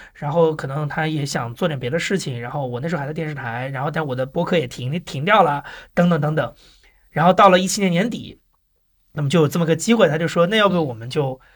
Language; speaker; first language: Chinese; native; Chinese